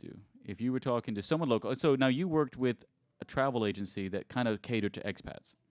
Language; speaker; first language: English; native; English